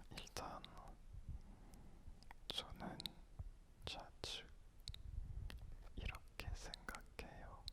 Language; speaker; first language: Korean; non-native, fluent; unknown